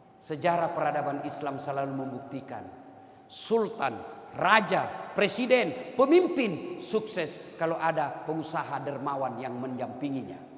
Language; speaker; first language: Indonesian; non-native, local second language; Buginese